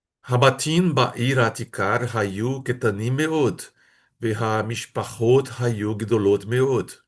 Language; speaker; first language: Hebrew; non-native, fluent; Portuguese